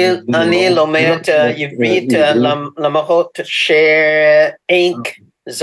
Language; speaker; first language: Hebrew; non-native, learner; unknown